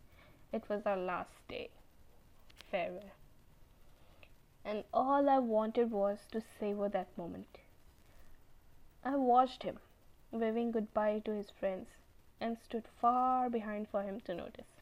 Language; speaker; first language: English; non-native, local second language; Hindi